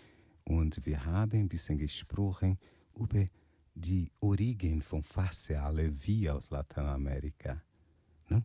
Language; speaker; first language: German; non-native, learner; Portuguese